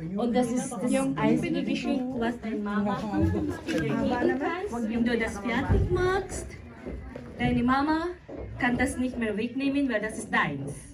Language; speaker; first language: German; non-native, fluent; Filipino